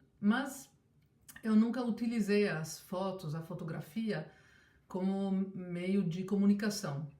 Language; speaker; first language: Portuguese; non-native, fluent; Italian